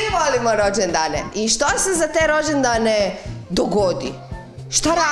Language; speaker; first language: Croatian; native; Croatian